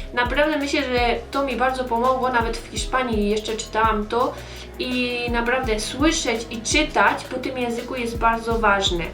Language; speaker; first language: Polish; early bilingual, heritage; Polish